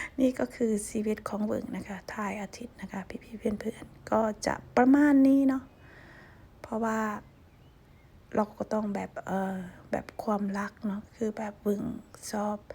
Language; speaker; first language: Thai; non-native, local second language; Lao